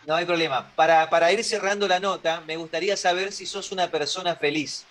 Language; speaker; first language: Spanish; native; Spanish